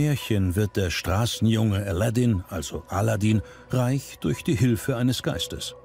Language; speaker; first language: German; native; German